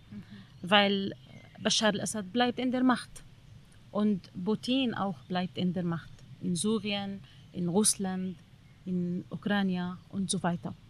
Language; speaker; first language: German; non-native, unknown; Arabic